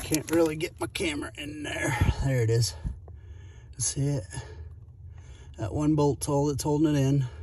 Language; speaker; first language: English; native; English